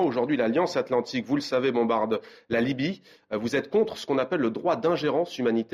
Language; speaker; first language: French; native; French